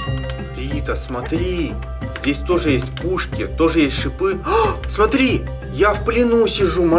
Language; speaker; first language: Russian; native; Russian